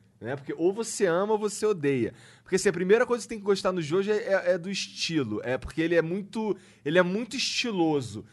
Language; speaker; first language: Portuguese; native; Portuguese